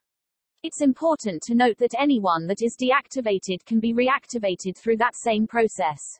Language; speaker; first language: English; native; English